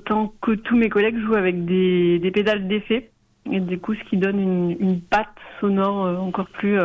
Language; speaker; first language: French; native; French